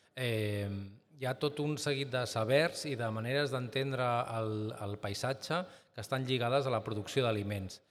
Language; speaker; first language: Catalan; native; Catalan